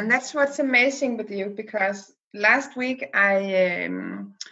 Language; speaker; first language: English; non-native, fluent; Danish